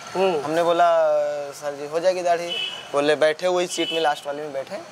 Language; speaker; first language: Hindi; native; Hindi